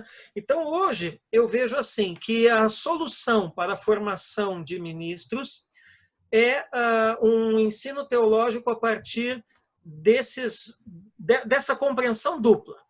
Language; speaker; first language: Portuguese; native; Portuguese